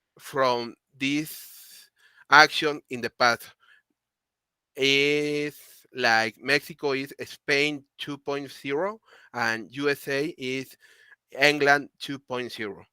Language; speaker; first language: English; non-native, learner; Spanish